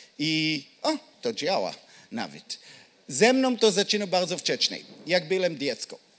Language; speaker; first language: Polish; non-native, learner; Hebrew